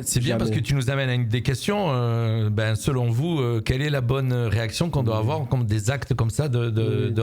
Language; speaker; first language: French; native; French